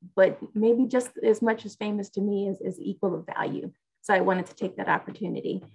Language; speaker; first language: English; native; English